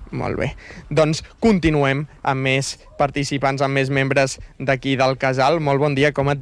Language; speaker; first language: Catalan; native; Catalan